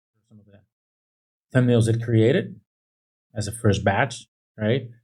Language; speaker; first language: English; non-native, fluent; Dutch